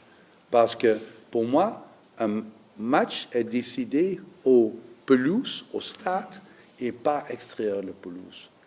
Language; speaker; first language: French; non-native, fluent; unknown